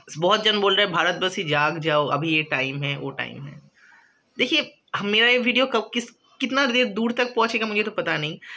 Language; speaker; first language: Hindi; non-native, local second language; Bangla